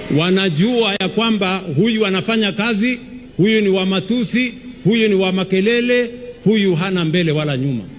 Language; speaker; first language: Swahili; non-native, local second language; Kalenjin